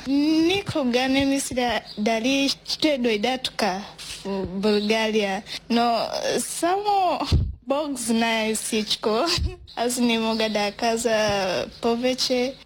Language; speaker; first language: Bulgarian; non-native, learner; Swahili